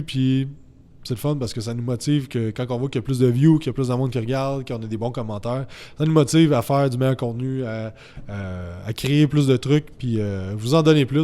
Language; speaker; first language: French; native; French